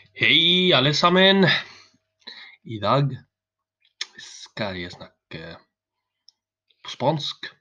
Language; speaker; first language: Norwegian; non-native, learner; Spanish